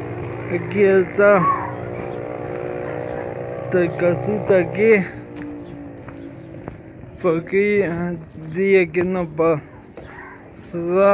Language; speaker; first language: Spanish; non-native, local second language; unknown